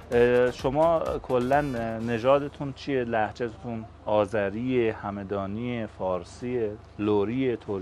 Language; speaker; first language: Persian; native; Persian